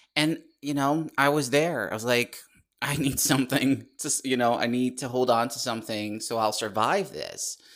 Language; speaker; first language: English; non-native, fluent; Dutch